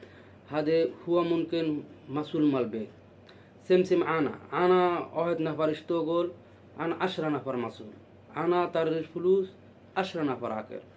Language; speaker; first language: Arabic; non-native, learner; Bangla